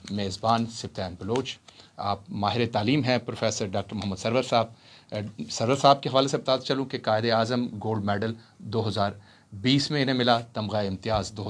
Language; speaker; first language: Urdu; non-native, local second language; Punjabi